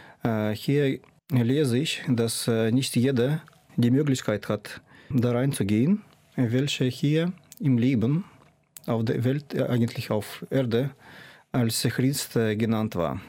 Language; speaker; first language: German; non-native, fluent; Russian